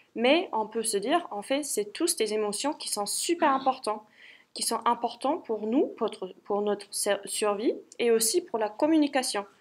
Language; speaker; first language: French; non-native, fluent; German